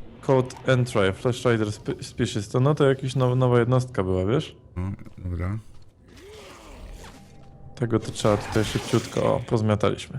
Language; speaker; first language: Polish; native; Polish